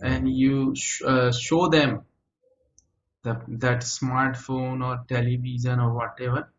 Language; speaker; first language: English; native; English